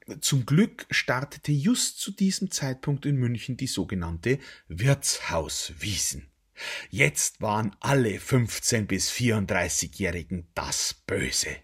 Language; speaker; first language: German; native; German